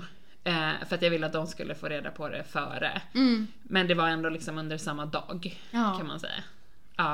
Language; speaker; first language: Swedish; native; Swedish